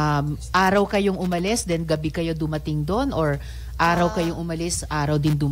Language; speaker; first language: Filipino; native; Filipino